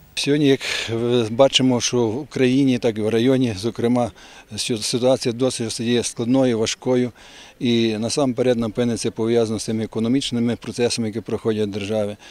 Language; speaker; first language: Ukrainian; native; Ukrainian